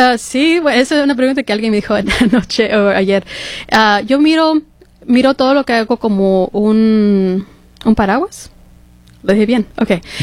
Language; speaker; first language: Spanish; early bilingual, heritage; English